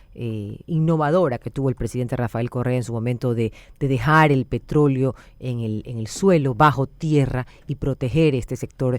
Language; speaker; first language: Spanish; native; Spanish